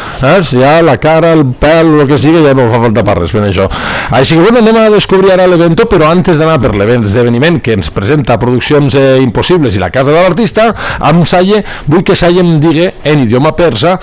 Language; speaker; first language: Catalan; native; Catalan